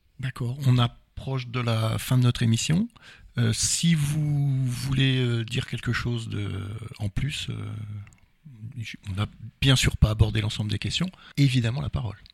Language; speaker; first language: French; native; French